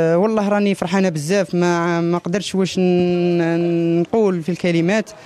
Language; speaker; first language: Arabic; native; Arabic